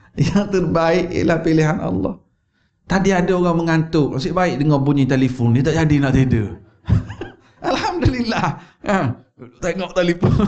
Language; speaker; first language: Malay; native; Malay